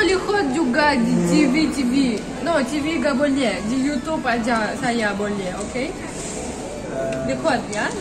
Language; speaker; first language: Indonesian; non-native, learner; Russian